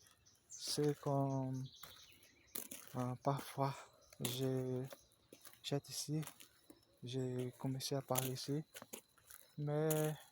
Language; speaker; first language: French; non-native, learner; Portuguese